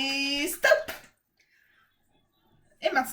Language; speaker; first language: French; native; French